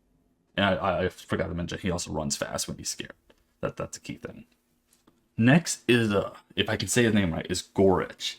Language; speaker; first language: English; native; English